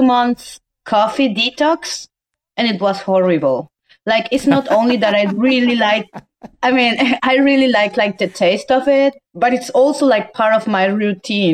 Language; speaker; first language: English; non-native, fluent; Spanish